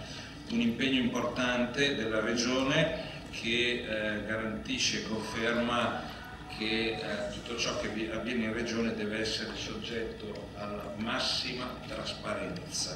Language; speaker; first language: Italian; native; Italian